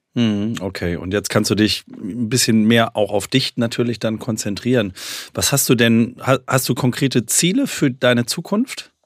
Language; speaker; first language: German; native; German